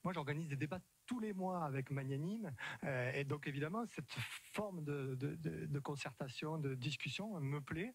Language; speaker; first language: French; native; French